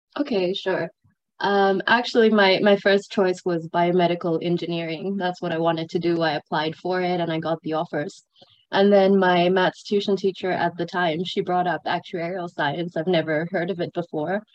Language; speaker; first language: English; non-native, fluent; Sinhala